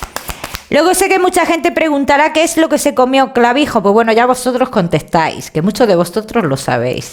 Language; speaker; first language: Spanish; native; Spanish